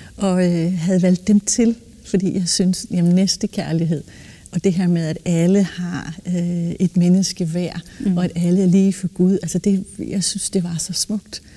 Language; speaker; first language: Danish; native; Danish